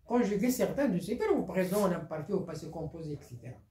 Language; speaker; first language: French; non-native, local second language; Arabic